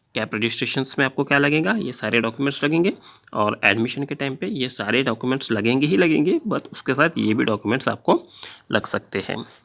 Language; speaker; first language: Hindi; non-native, local second language; Marathi